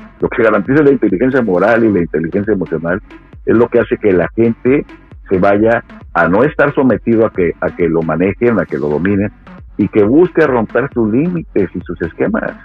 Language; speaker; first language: Spanish; native; Spanish